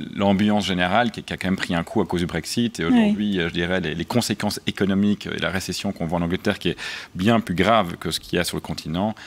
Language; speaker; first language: French; native; French